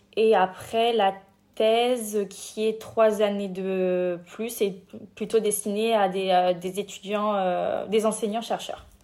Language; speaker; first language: French; native; French